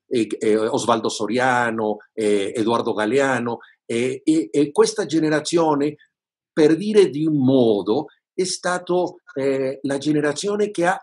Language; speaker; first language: Italian; non-native, fluent; Spanish